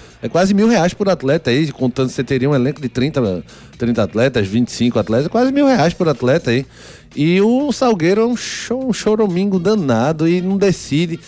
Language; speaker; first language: Portuguese; native; Portuguese